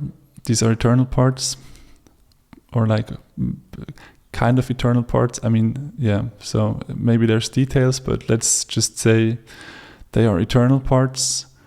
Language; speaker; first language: English; non-native, fluent; German